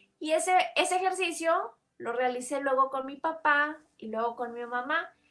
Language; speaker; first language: Spanish; native; Spanish